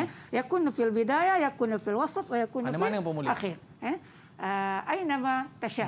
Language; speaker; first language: Arabic; non-native, fluent; Malay